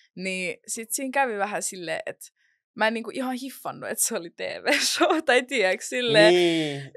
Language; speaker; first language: Finnish; non-native, local second language; Russian